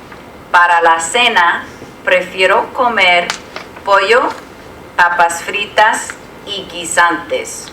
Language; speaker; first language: Spanish; non-native, learner; English